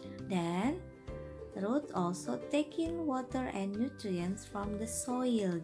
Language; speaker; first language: English; non-native, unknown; Indonesian